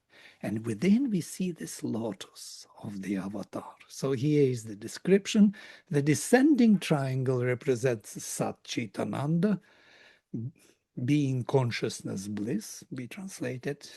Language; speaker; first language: English; non-native, fluent; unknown